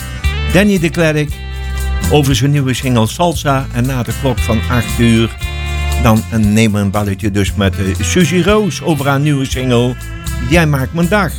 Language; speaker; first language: Dutch; native; Dutch